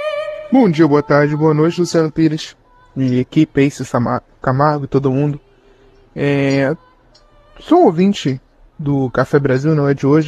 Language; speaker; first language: Portuguese; native; Portuguese